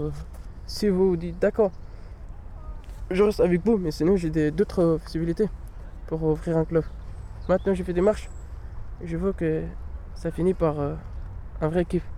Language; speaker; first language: French; non-native, learner; Pashto